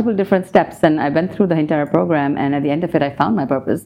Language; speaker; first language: English; non-native, local second language; Urdu